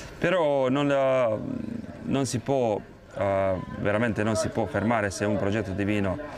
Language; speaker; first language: Italian; non-native, fluent; Croatian